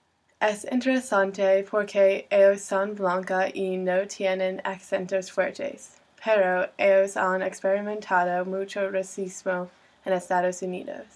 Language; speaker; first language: Spanish; non-native, learner; English